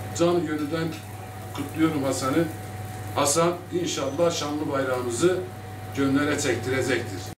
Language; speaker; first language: Turkish; native; Turkish